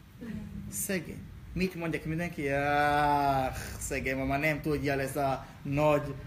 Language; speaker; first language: Hungarian; non-native, learner; Hebrew